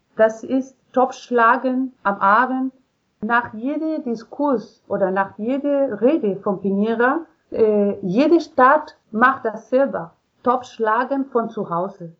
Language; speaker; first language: German; non-native, learner; Spanish